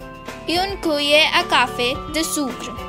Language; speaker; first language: French; non-native, learner; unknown